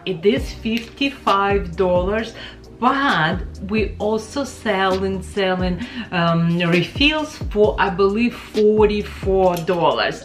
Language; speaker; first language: English; non-native, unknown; Ukrainian